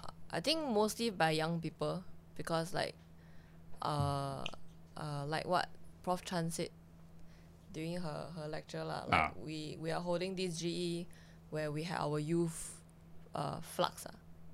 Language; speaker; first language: English; early bilingual, other home language; Chinese